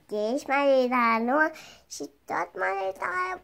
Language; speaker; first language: Romanian; early bilingual, heritage; Romanian